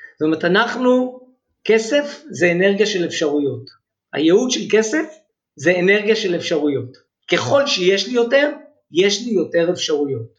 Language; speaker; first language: Hebrew; native; Hebrew